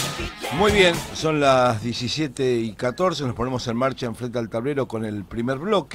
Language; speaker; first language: Spanish; native; Spanish